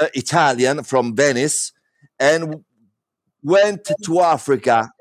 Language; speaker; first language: English; non-native, learner; Italian